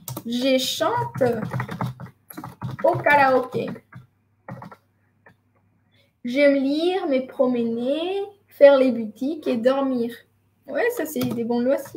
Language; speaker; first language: French; non-native, fluent; Spanish